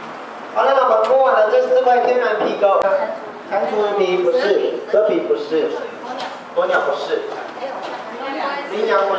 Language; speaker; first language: Chinese; native; Chinese